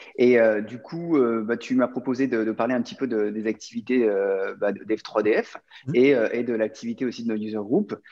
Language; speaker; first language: French; native; French